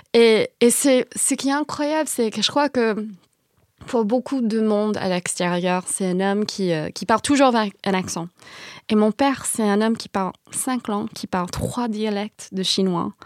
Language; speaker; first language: French; non-native, fluent; English